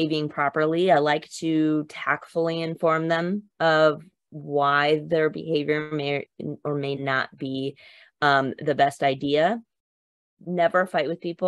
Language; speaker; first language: English; native; English